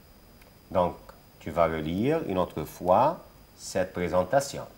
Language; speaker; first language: French; non-native, fluent; Arabic